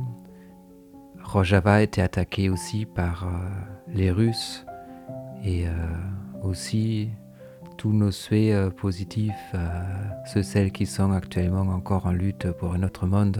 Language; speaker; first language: French; native; French